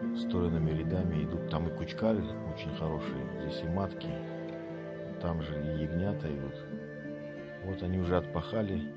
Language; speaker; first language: Russian; non-native, local second language; Tajik